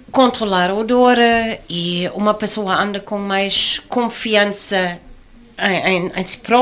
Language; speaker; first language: Portuguese; non-native, learner; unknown